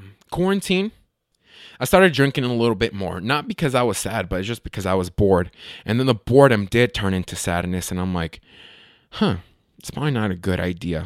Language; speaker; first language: English; early bilingual, other home language; Spanish